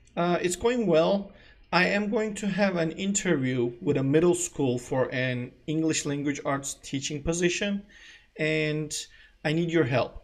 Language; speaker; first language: English; non-native, fluent; Turkish